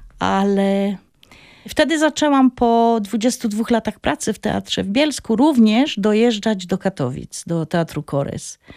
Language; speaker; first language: Polish; native; Polish